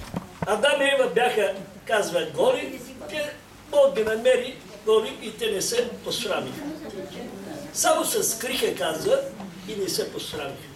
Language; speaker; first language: Bulgarian; non-native, local second language; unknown